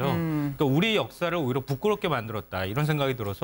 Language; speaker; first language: Korean; native; Korean